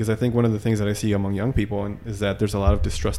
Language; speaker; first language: English; native; English